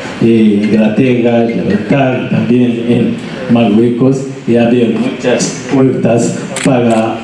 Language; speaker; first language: Spanish; non-native, learner; Arabic